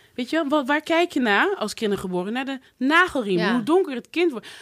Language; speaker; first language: Dutch; native; Dutch